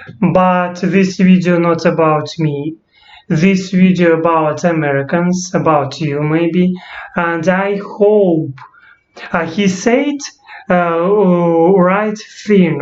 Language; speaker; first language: English; non-native, learner; Russian